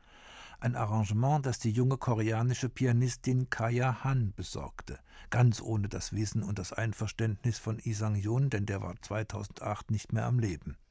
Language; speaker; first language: German; native; German